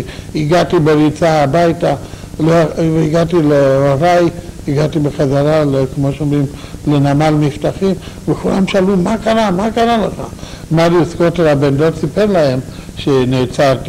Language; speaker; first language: Hebrew; non-native, fluent; Romanian